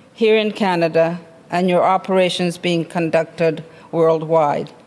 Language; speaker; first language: English; non-native, local second language; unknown